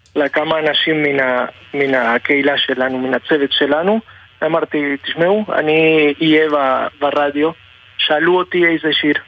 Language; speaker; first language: Hebrew; non-native, learner; Spanish